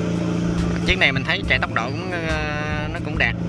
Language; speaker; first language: Vietnamese; native; Vietnamese